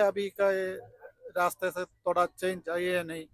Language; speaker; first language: Hindi; non-native, local second language; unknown